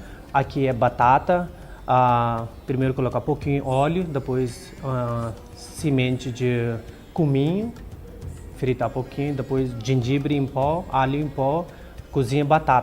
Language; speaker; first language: Portuguese; non-native, learner; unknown